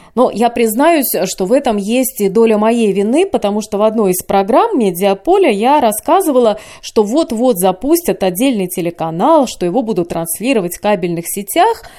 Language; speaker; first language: Russian; native; Russian